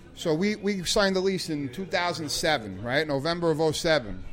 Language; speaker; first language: English; native; English